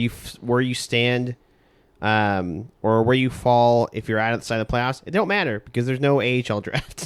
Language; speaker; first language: English; native; English